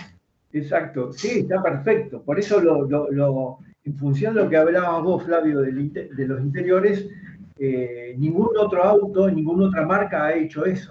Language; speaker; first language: Spanish; native; Spanish